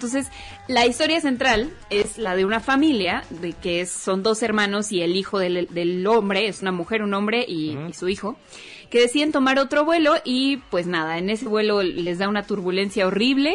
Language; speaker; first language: Spanish; native; Spanish